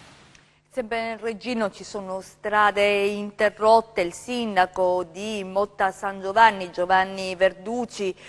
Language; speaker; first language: Italian; native; Italian